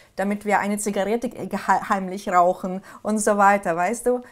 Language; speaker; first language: German; non-native, fluent; Ukrainian